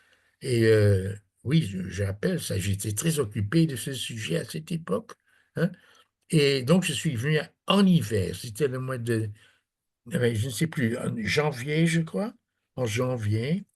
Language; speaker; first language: French; non-native, fluent; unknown